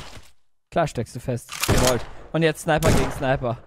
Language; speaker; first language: German; native; German